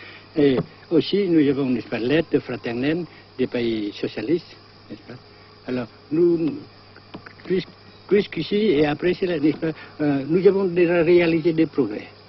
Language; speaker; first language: French; non-native, fluent; Vietnamese